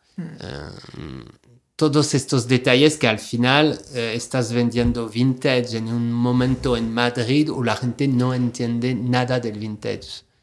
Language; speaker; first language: Spanish; non-native, fluent; French